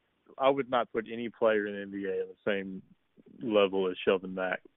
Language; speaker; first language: English; native; English